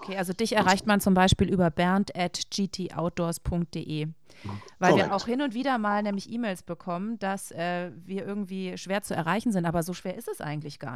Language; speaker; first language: German; native; German